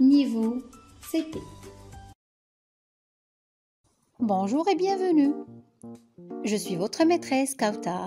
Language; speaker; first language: French; non-native, local second language; Arabic